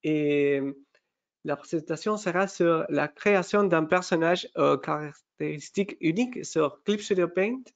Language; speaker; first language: French; non-native, fluent; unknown